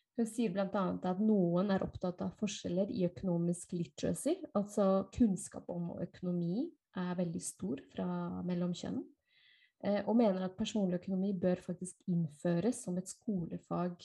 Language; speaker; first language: Norwegian; non-native, fluent; Spanish